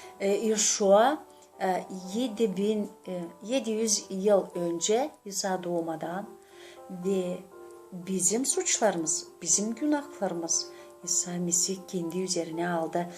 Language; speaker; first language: Turkish; non-native, learner; Gagauz